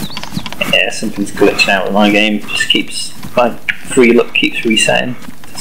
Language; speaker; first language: English; native; English